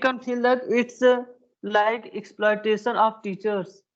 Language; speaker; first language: English; non-native, learner; Hindi